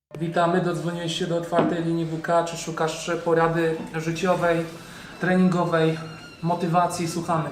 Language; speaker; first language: Polish; native; Polish